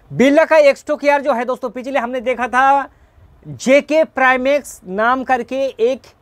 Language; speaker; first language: Hindi; native; Hindi